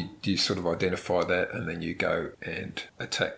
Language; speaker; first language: English; native; English